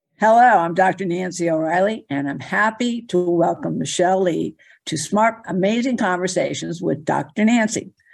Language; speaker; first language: English; native; English